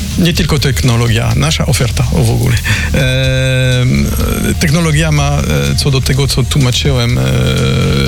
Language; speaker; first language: Polish; non-native, fluent; French